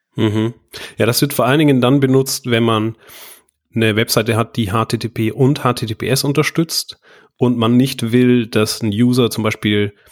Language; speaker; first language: German; native; German